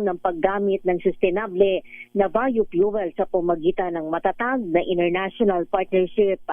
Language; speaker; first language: Filipino; native; Filipino